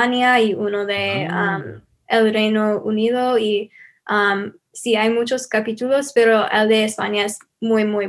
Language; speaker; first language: Spanish; non-native, learner; English